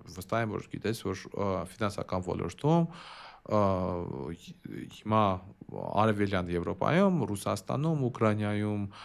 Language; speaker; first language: Armenian; early bilingual, heritage; Armenian